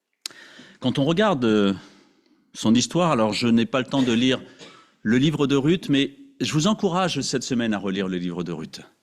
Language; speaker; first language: French; native; French